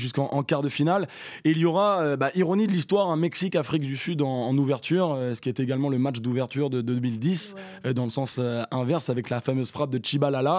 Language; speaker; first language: French; native; French